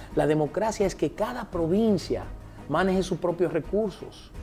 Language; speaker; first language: Spanish; early bilingual, heritage; Spanish